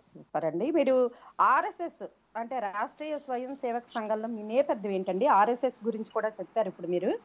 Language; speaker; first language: Telugu; native; Telugu